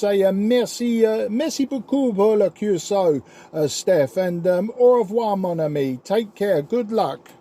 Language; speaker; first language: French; non-native, learner; English